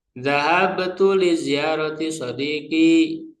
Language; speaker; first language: Arabic; non-native, fluent; Indonesian